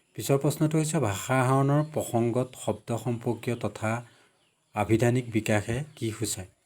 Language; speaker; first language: Assamese; native; Assamese